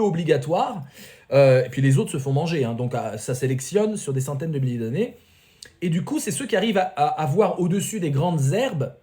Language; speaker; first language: French; native; French